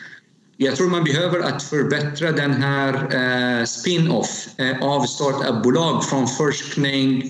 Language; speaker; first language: Swedish; non-native, fluent; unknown